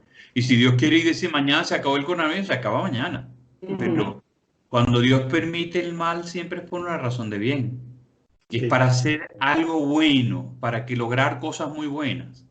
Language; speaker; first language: Spanish; native; Spanish